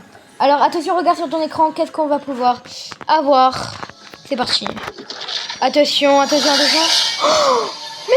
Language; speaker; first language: French; native; French